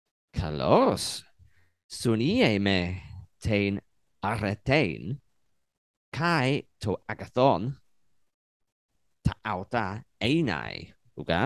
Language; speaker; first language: Greek; non-native, learner; English